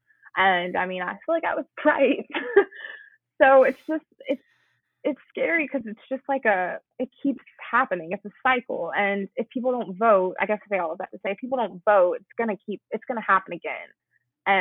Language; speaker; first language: English; native; English